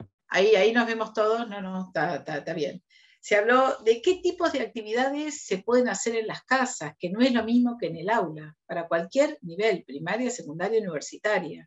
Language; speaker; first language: Spanish; native; Spanish